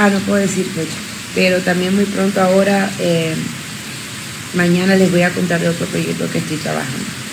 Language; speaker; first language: Spanish; early bilingual, other home language; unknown